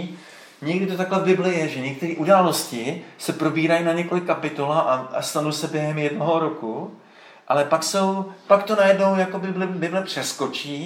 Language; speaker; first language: Czech; native; Czech